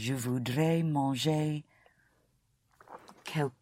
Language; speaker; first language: French; non-native, learner; English